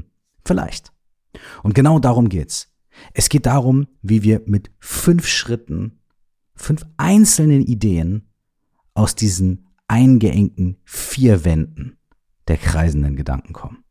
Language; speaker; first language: German; native; German